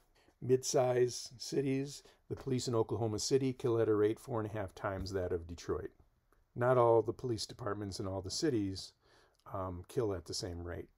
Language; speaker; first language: English; native; English